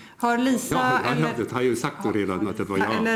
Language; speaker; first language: Swedish; non-native, fluent; German